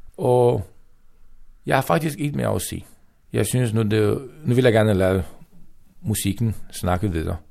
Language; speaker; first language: Danish; non-native, fluent; Romanian